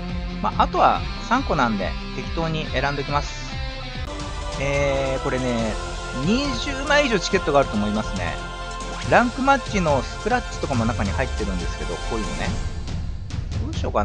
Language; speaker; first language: Japanese; native; Japanese